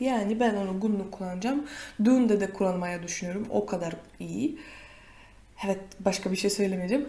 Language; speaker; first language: Turkish; non-native, fluent; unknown